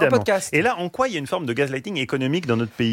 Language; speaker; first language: French; native; French